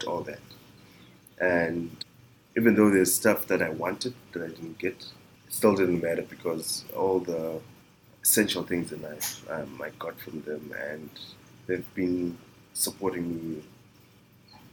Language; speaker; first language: English; non-native, local second language; Shona